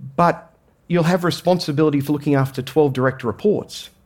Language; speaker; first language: English; native; English